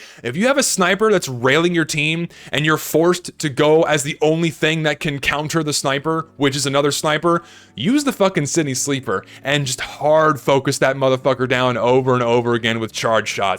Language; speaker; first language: English; native; English